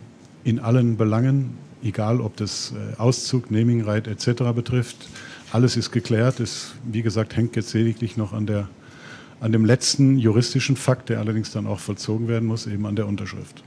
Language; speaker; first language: German; native; German